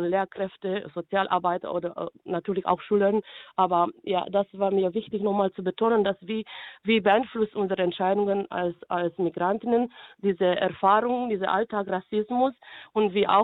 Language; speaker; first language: German; non-native, fluent; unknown